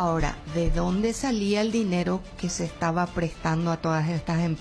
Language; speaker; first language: Spanish; native; Spanish